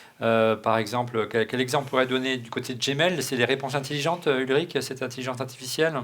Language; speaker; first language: French; native; French